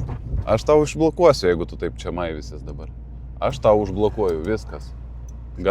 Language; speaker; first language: Lithuanian; native; Lithuanian